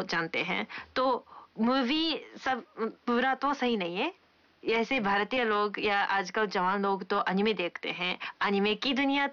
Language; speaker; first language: Hindi; non-native, fluent; Japanese